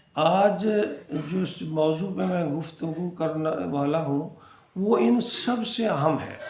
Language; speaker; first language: Urdu; non-native, local second language; Punjabi